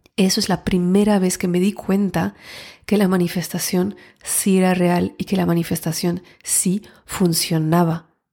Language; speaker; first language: Spanish; non-native, fluent; French